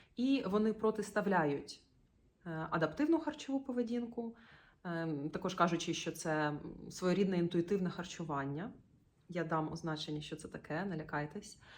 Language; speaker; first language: Ukrainian; native; Ukrainian